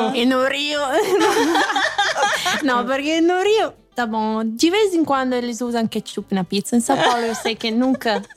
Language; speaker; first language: Portuguese; non-native, fluent; Italian